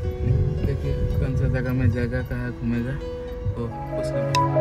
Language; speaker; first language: Hindi; non-native, local second language; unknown